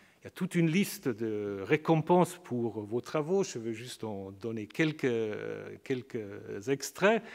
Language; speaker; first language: French; native; French